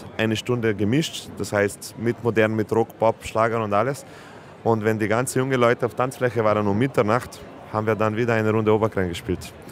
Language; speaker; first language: German; non-native, fluent; Slovenian